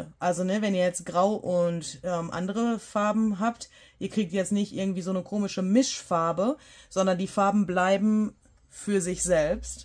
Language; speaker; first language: German; native; German